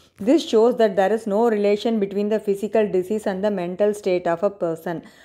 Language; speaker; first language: English; non-native, local second language; Tamil